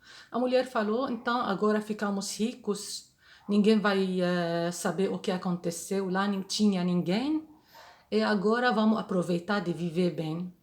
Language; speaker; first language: Portuguese; non-native, fluent; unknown